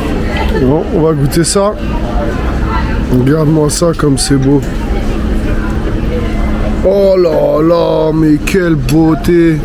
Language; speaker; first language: French; native; French